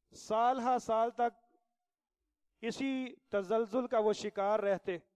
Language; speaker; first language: Urdu; non-native, local second language; Punjabi